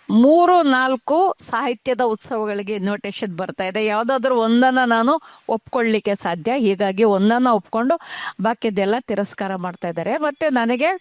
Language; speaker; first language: Kannada; non-native, local second language; Urdu